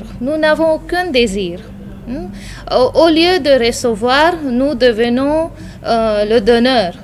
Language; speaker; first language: French; non-native, fluent; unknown